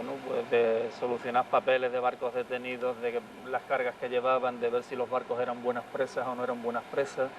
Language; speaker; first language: Spanish; native; Spanish